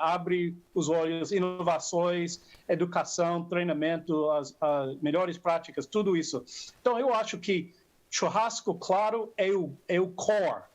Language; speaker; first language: Portuguese; non-native, fluent; English